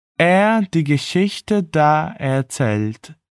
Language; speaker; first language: German; non-native, fluent; Portuguese